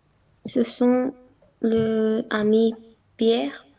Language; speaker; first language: French; non-native, learner; Romanian